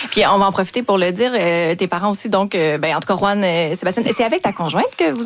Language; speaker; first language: French; native; French